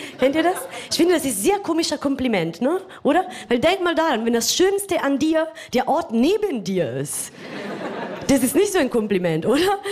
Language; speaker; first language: German; non-native, fluent; Italian